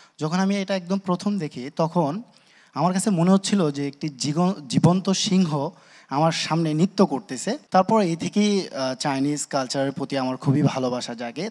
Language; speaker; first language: Bangla; native; Bangla